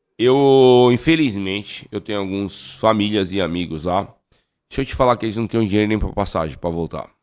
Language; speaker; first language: Portuguese; native; Portuguese